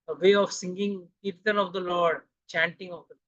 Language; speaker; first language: English; non-native, local second language; Hindi